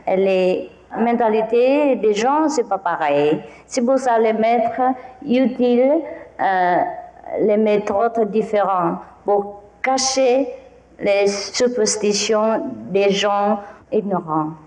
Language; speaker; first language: French; non-native, fluent; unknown